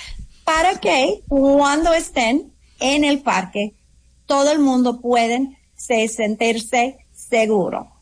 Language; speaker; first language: Spanish; non-native, fluent; English